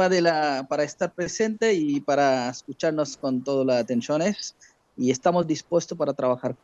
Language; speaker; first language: Spanish; non-native, learner; Bangla